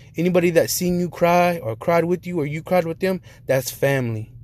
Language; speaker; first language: English; native; English